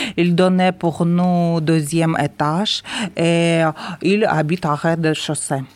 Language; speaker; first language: French; non-native, learner; Ukrainian